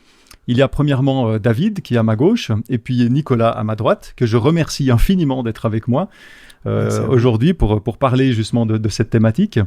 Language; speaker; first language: French; native; French